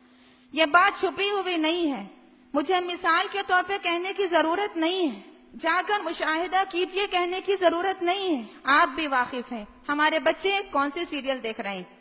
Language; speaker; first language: Urdu; native; Urdu